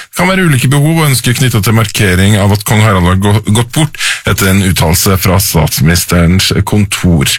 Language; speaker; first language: Norwegian; native; Norwegian